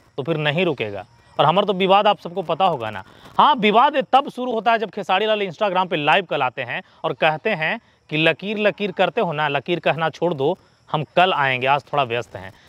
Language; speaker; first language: Hindi; native; Hindi